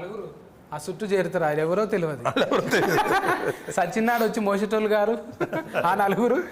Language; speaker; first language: Telugu; native; Telugu